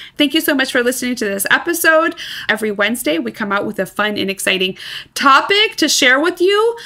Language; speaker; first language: English; early bilingual, other home language; Persian